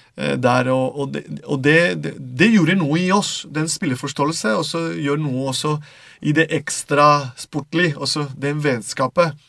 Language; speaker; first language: Norwegian; non-native, fluent; Spanish